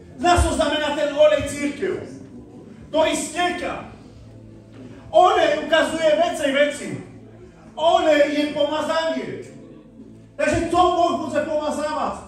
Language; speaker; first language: Slovak; non-native, local second language; Romany